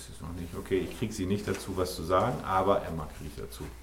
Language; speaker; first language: German; native; German